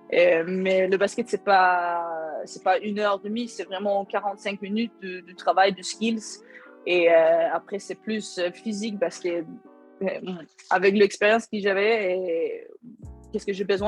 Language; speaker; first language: French; non-native, learner; Swedish